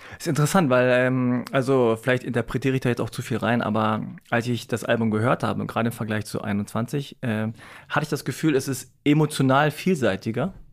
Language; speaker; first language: German; native; German